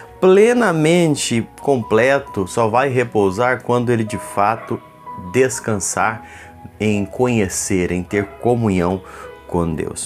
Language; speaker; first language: Portuguese; native; Portuguese